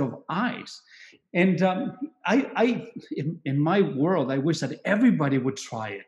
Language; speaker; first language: English; non-native, fluent; Spanish